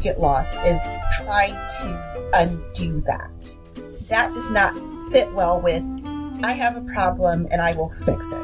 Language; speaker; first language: English; native; English